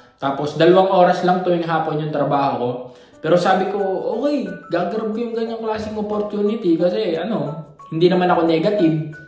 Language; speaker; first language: Filipino; native; Filipino